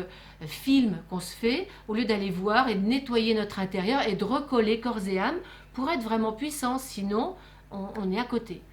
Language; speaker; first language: French; native; French